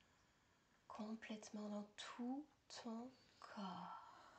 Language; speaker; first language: French; native; French